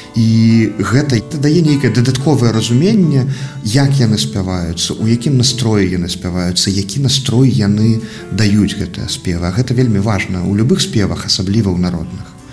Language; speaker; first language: Belarusian; native; Belarusian